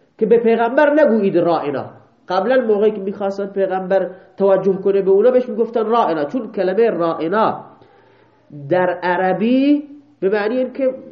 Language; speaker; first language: Persian; non-native, local second language; Baluchi